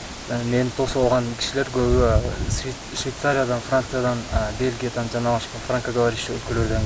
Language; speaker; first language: Kyrgyz; non-native, fluent; French